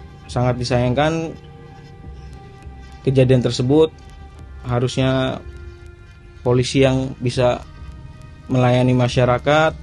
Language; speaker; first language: Indonesian; native; Indonesian